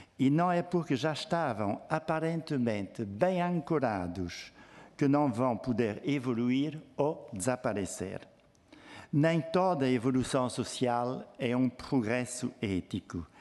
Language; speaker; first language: Portuguese; non-native, fluent; French